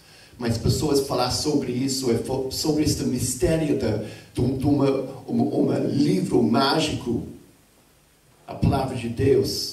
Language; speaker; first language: Portuguese; non-native, fluent; English